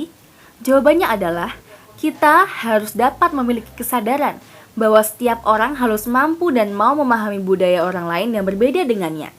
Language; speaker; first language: Indonesian; native; Indonesian